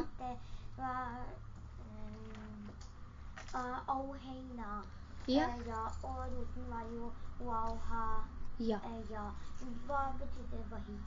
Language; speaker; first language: Norwegian; early bilingual, other home language; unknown